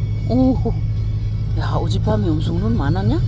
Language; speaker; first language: Korean; non-native, learner; Filipino